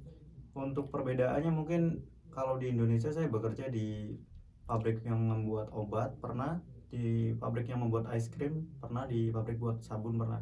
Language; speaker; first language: Indonesian; native; Indonesian